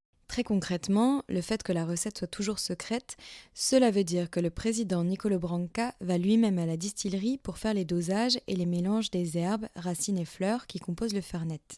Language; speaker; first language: French; native; French